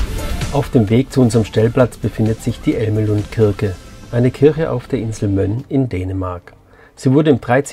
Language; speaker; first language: German; native; German